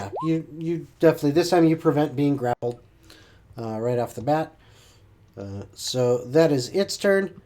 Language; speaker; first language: English; native; English